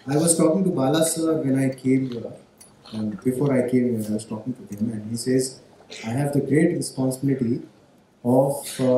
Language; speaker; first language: English; non-native, local second language; Marathi